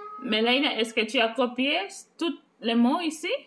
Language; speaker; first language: French; non-native, fluent; English